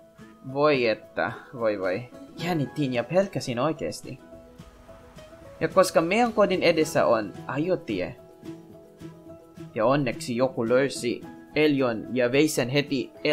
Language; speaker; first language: Finnish; non-native, learner; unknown